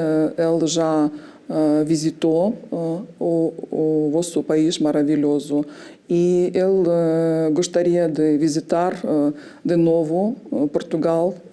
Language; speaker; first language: Portuguese; non-native, fluent; Ukrainian